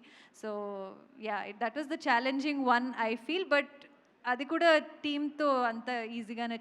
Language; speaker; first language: Telugu; non-native, local second language; Kannada